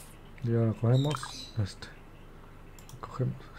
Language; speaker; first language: Spanish; native; Spanish